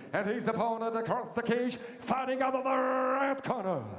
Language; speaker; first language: English; non-native, fluent; Russian